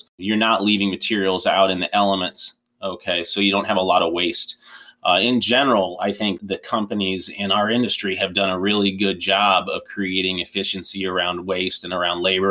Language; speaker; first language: English; native; English